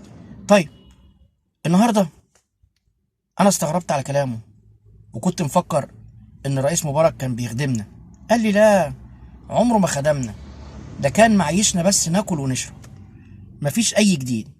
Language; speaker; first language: Arabic; native; Arabic